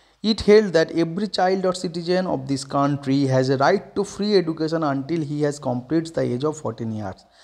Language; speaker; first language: English; non-native, local second language; Bangla